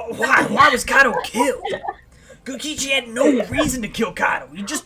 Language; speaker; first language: English; native; English